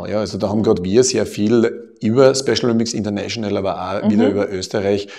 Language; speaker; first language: German; native; German